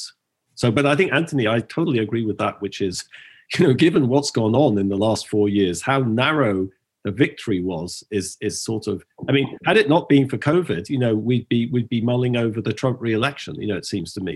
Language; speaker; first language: English; native; English